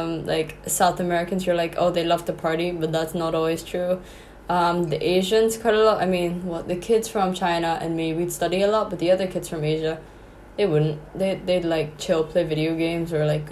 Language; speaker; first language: English; non-native, local second language; Cantonese